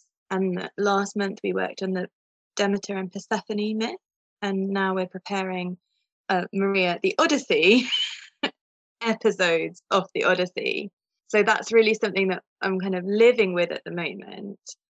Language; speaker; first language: English; native; English